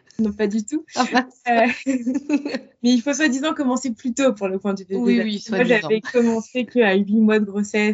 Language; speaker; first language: French; native; French